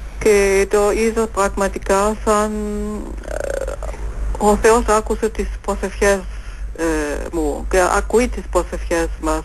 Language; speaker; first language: Greek; non-native, fluent; German